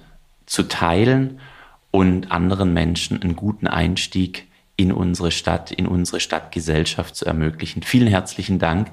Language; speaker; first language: German; native; German